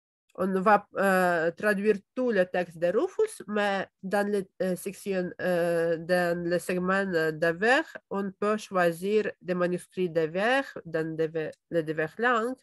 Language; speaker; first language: French; non-native, fluent; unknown